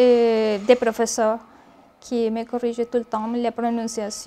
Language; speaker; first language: French; non-native, learner; Spanish